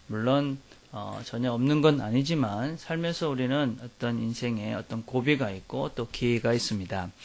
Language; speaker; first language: Korean; native; Korean